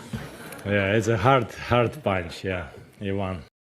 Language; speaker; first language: English; non-native, learner; Ukrainian